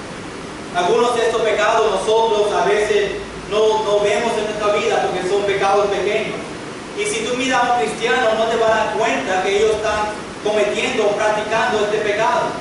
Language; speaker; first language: Spanish; non-native, fluent; English